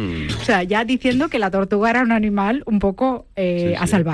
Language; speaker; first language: Spanish; native; Spanish